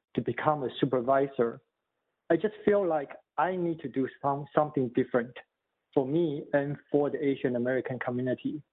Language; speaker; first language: English; non-native, fluent; Chinese